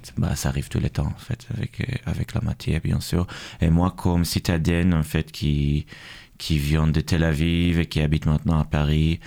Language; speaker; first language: French; non-native, fluent; Hebrew